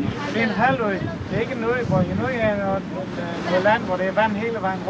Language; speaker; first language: Danish; native; Danish